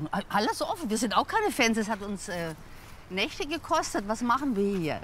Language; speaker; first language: German; native; German